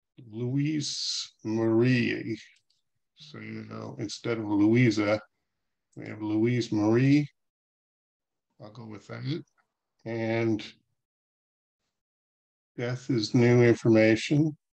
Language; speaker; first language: English; native; English